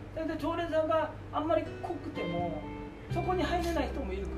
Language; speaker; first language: Japanese; non-native, fluent; Korean